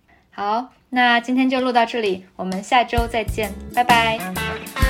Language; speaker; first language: Chinese; native; Chinese